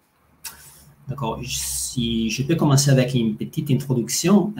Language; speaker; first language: French; non-native, fluent; Italian